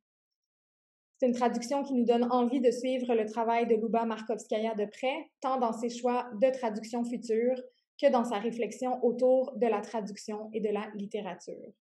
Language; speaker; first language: French; native; French